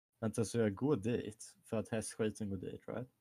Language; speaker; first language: Swedish; non-native, fluent; German